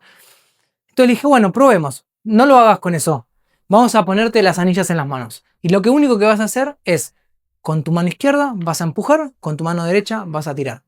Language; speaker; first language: Spanish; native; Spanish